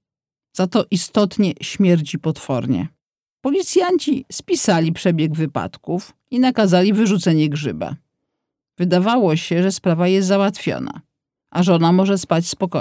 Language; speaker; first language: Polish; native; Polish